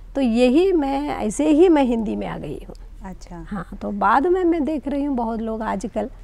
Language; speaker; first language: Hindi; non-native, local second language; Malayalam